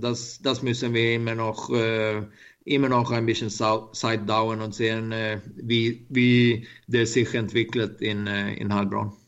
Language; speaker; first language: German; non-native, learner; Swedish